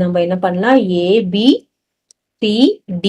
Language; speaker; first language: Tamil; native; Tamil